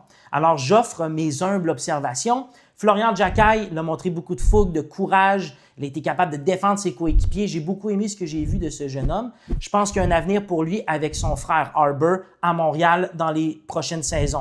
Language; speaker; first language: French; native; French